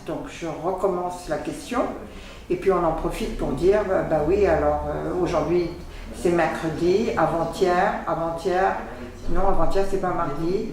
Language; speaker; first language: French; native; French